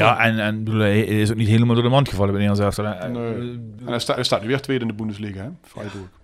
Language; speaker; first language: Dutch; native; Dutch